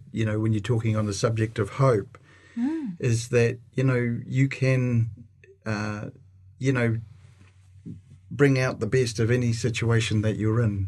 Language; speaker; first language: English; native; English